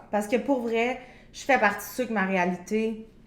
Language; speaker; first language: French; native; French